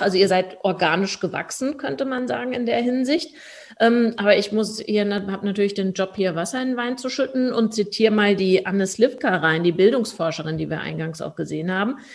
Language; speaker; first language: German; native; German